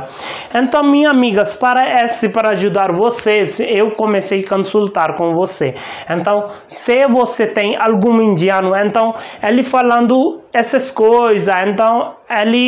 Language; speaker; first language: Portuguese; non-native, learner; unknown